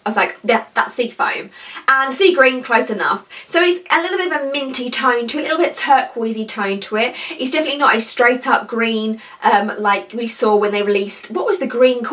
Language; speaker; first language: English; native; English